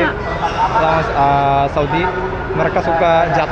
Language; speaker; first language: Indonesian; non-native, fluent; Japanese